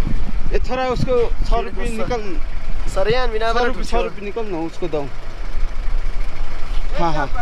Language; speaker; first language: Hindi; non-native, learner; Bangla